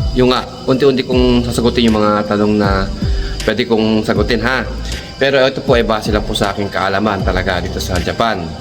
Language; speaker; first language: Filipino; native; Filipino